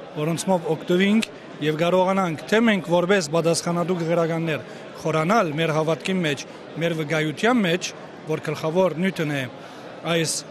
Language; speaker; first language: Armenian; native; Armenian